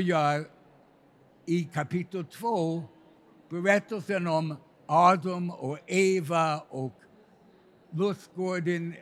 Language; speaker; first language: Swedish; non-native, fluent; English